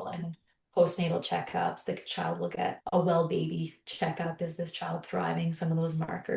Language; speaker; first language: English; native; English